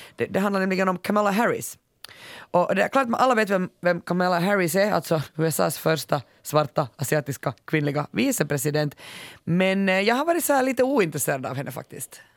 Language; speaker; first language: Swedish; native; Swedish